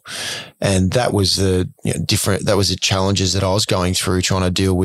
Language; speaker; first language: English; native; English